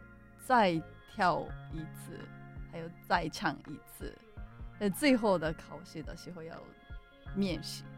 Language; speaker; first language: Chinese; non-native, fluent; Japanese